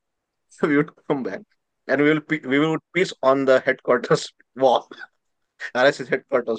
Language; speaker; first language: English; non-native, local second language; Marathi